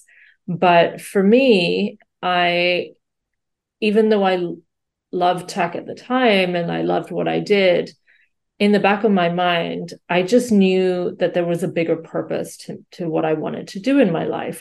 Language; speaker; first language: English; native; English